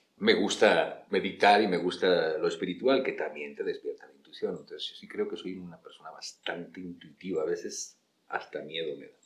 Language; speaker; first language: Spanish; native; Spanish